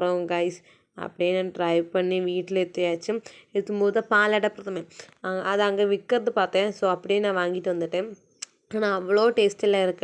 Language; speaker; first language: Tamil; non-native, local second language; Malayalam